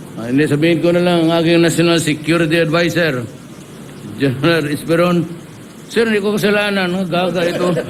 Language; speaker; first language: Filipino; non-native, local second language; Cebuano